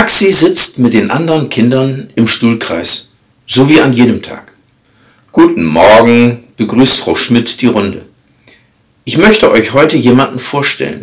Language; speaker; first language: German; native; German